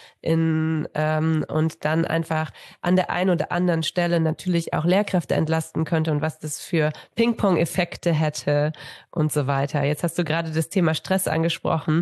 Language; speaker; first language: German; native; German